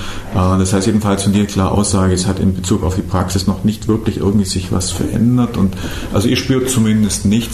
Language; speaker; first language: German; native; German